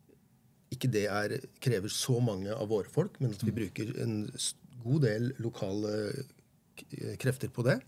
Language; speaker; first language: Norwegian; native; Norwegian